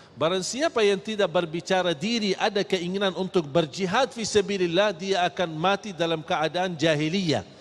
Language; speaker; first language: Malay; non-native, fluent; Arabic